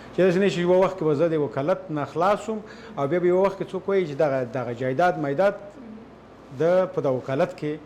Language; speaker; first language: Pashto; native; Pashto